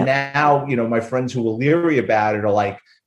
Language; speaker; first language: English; native; English